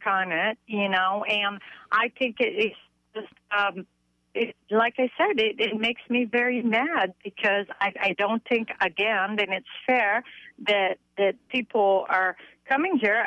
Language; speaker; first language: English; non-native, fluent; French